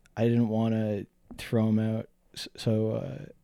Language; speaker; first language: English; native; English